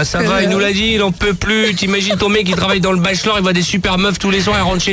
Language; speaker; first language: French; native; French